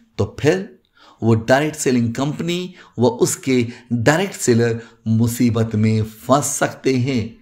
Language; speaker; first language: Hindi; native; Hindi